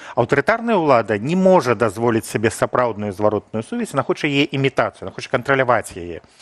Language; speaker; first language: Belarusian; non-native, local second language; Russian